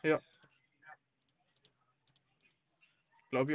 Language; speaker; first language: German; native; German